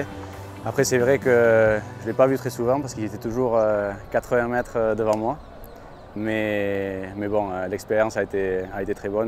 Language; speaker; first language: French; non-native, fluent; Spanish